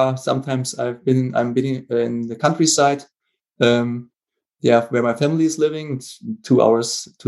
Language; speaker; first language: English; non-native, fluent; German